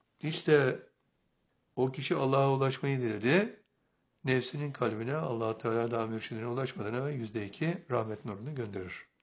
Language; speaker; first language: Turkish; native; Turkish